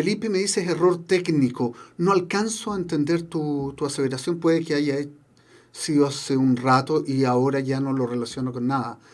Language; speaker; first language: Spanish; native; Spanish